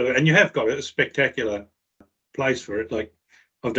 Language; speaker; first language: English; native; English